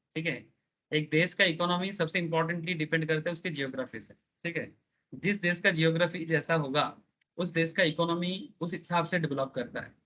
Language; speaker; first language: Hindi; non-native, local second language; Bangla